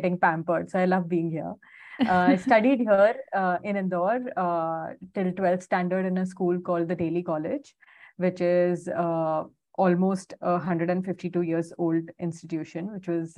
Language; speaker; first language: English; non-native, local second language; Hindi